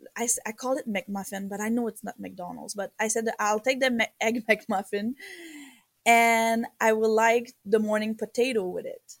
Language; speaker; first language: English; non-native, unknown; French